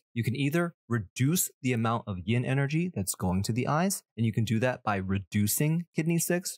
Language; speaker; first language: English; early bilingual, other home language; Chinese